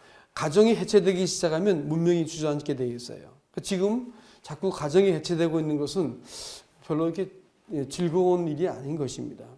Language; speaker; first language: Korean; native; Korean